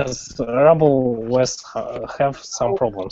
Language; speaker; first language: English; non-native, learner; Russian